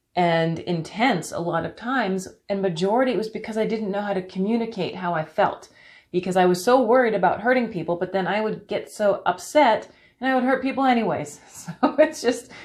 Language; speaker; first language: English; native; English